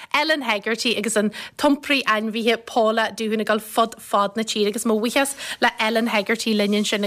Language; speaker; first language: Irish; native; Irish